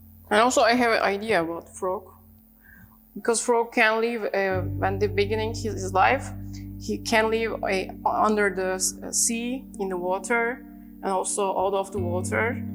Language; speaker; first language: English; non-native, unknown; Turkish